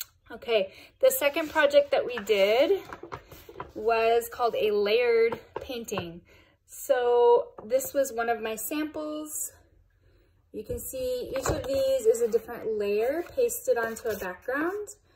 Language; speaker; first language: English; native; English